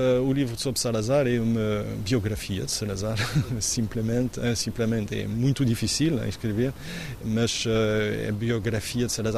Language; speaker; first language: Portuguese; non-native, fluent; French